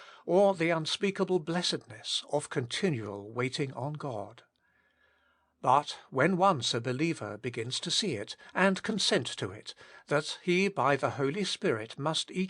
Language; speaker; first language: English; native; English